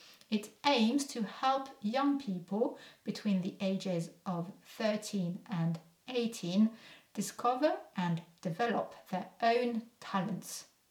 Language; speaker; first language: English; non-native, fluent; French